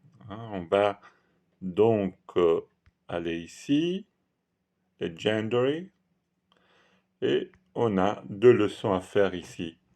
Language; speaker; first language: French; non-native, fluent; Italian